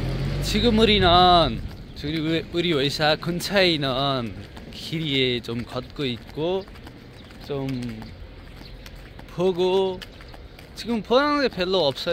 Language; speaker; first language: Korean; non-native, learner; Nepali